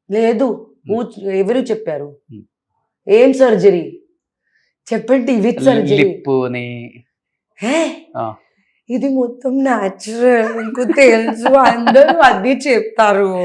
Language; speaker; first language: Telugu; non-native, learner; Hindi